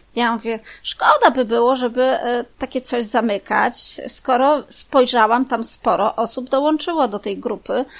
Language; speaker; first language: Polish; native; Polish